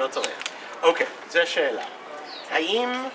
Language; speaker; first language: Hebrew; non-native, learner; English